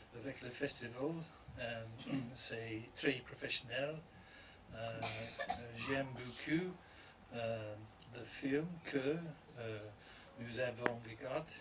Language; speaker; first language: French; non-native, learner; English